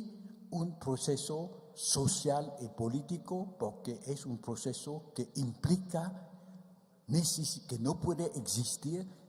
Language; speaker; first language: Spanish; non-native, fluent; Vietnamese